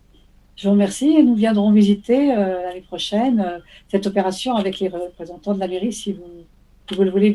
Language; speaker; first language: French; native; French